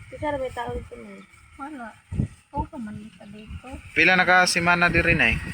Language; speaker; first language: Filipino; non-native, local second language; Cebuano